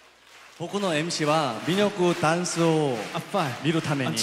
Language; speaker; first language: Japanese; non-native, fluent; Korean